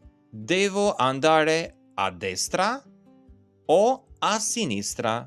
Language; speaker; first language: Italian; non-native, fluent; Albanian